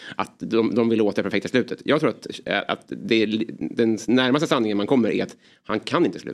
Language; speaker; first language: Swedish; native; Swedish